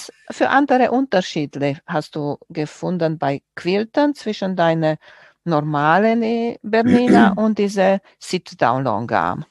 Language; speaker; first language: German; non-native, fluent; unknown